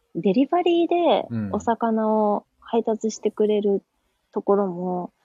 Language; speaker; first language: Japanese; native; Japanese